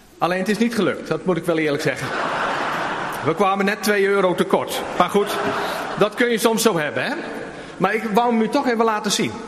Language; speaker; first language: Dutch; native; Dutch